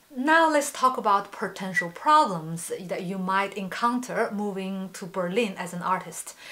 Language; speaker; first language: English; non-native, fluent; Chinese